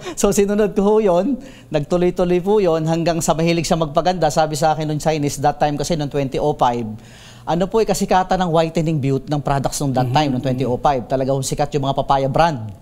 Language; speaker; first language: Filipino; native; Filipino